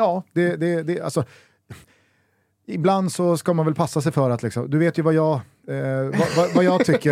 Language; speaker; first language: Swedish; native; Swedish